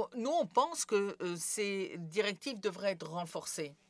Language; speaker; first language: French; non-native, fluent; Serbian